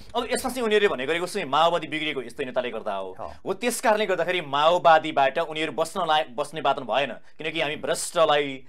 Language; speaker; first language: Nepali; native; Nepali